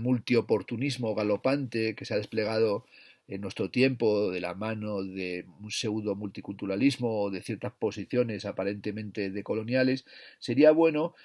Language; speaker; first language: Spanish; native; Spanish